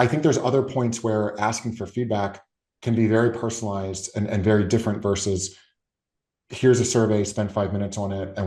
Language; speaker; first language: English; native; English